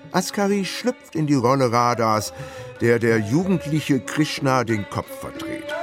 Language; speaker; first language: German; native; German